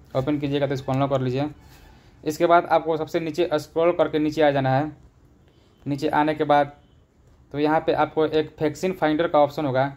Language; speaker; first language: Hindi; native; Hindi